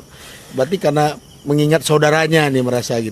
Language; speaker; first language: Indonesian; native; Indonesian